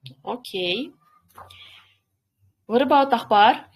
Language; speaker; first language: English; non-native, fluent; Kyrgyz